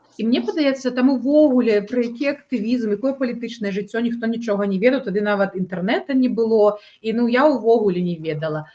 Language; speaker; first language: Belarusian; native; Belarusian